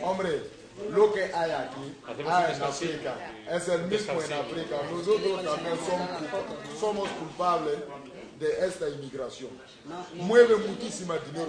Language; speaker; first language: Spanish; non-native, learner; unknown